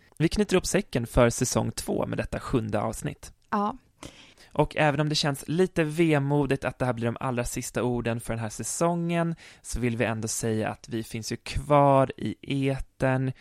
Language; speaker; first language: Swedish; native; Swedish